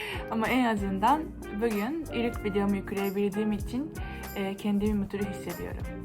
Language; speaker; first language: Turkish; non-native, fluent; Japanese